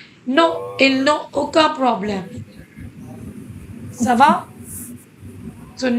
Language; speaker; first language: French; non-native, fluent; Hindi